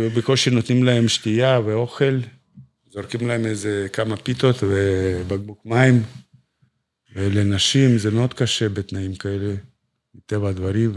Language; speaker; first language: Hebrew; non-native, fluent; Russian